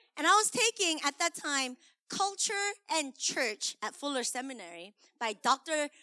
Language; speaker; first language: English; early bilingual, other home language; Korean